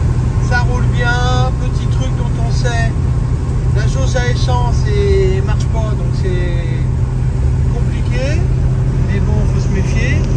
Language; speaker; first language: French; native; French